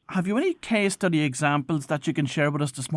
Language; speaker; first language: English; native; English